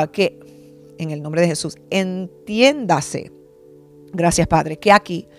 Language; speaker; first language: Spanish; early bilingual, heritage; Spanish